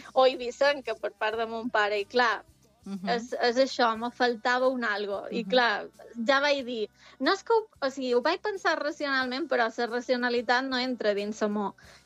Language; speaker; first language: Catalan; native; Catalan